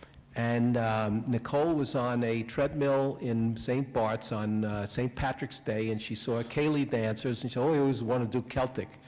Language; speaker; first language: English; native; English